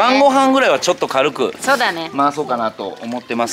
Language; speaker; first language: Japanese; native; Japanese